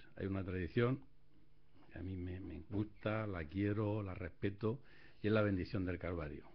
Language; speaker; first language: Spanish; native; Spanish